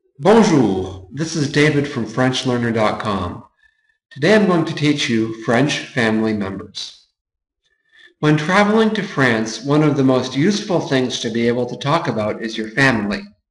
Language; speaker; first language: English; native; English